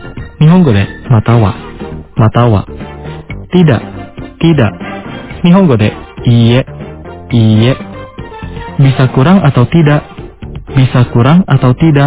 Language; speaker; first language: Japanese; non-native, fluent; Indonesian